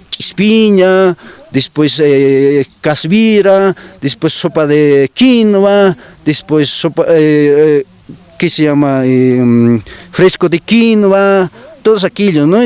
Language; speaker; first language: Spanish; non-native, local second language; Aymara